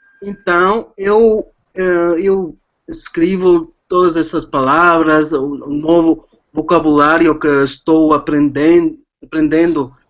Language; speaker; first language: Portuguese; non-native, fluent; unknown